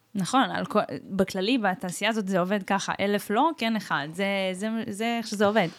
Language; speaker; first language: Hebrew; early bilingual, other home language; Russian